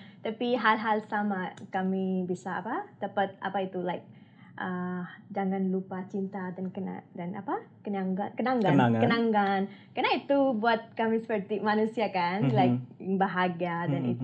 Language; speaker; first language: Indonesian; non-native, learner; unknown